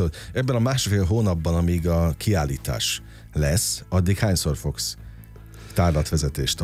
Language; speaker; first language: Hungarian; native; Hungarian